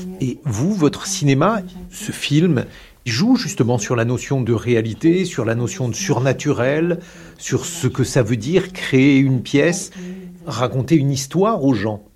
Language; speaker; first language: French; native; French